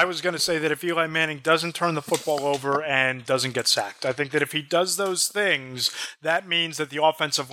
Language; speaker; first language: English; native; English